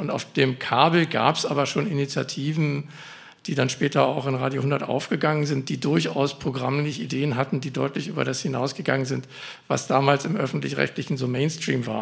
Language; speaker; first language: German; native; German